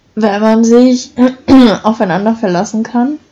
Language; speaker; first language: German; native; German